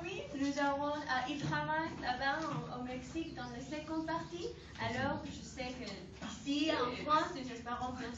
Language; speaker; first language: French; non-native, learner; Spanish